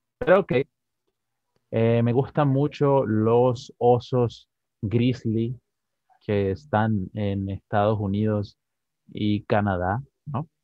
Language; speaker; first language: Spanish; native; Spanish